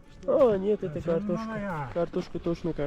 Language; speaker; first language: Russian; non-native, learner; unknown